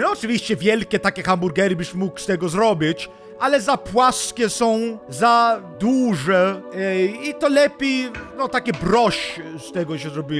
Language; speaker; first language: Polish; non-native, learner; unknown